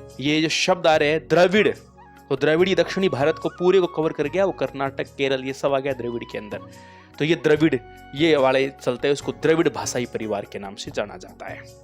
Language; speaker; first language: Hindi; native; Hindi